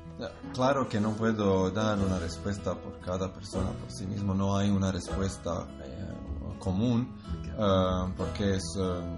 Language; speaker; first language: Spanish; non-native, learner; Croatian